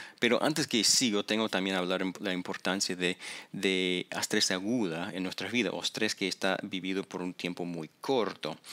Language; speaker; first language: Spanish; non-native, fluent; English